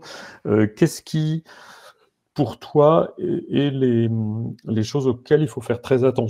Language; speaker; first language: French; native; French